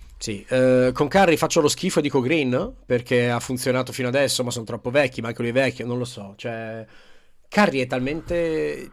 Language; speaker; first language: Italian; native; Italian